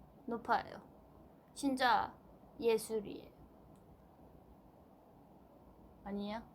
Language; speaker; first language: Korean; non-native, fluent; Thai